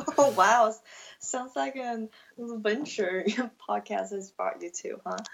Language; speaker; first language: English; non-native, fluent; Chinese